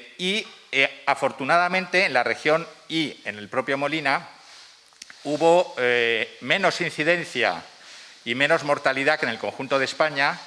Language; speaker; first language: Spanish; native; Spanish